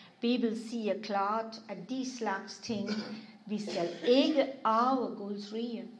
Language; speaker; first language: Danish; non-native, fluent; English